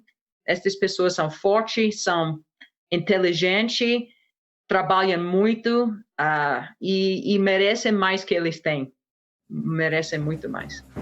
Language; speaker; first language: Portuguese; non-native, fluent; English